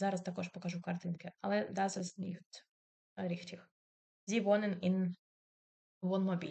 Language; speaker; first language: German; non-native, learner; Ukrainian